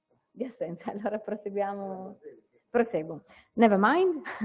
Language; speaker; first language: Italian; native; Italian